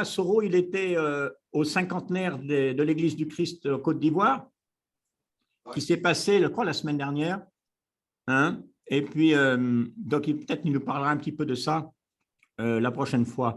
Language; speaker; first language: French; native; French